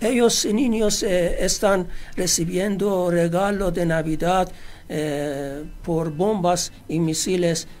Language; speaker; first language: Spanish; non-native, fluent; Persian